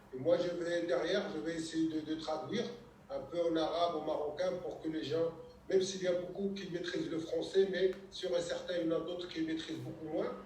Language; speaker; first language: French; non-native, local second language; Arabic